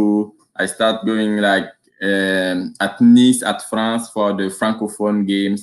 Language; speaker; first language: English; non-native, learner; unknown